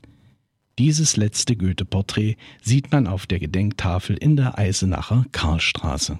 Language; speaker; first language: German; native; German